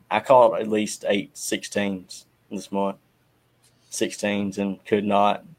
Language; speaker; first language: English; native; English